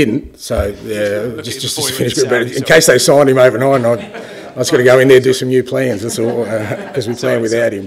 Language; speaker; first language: English; native; English